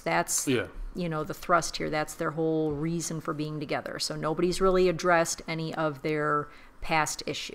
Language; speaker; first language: English; native; English